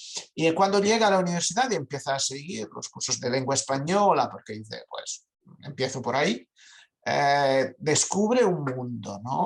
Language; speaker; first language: Spanish; non-native, fluent; Italian